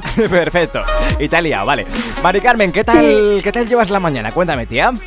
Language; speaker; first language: Spanish; native; Spanish